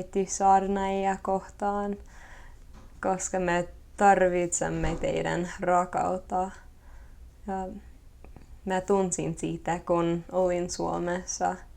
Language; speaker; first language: Finnish; non-native, fluent; English